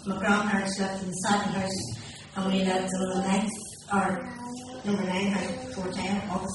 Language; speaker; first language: English; native; English